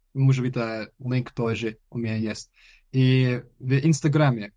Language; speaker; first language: Russian; non-native, learner; English